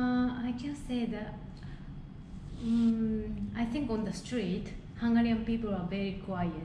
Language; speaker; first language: English; non-native, fluent; Japanese